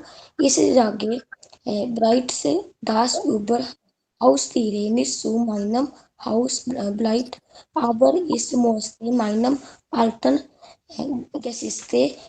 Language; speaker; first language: German; non-native, learner; Hindi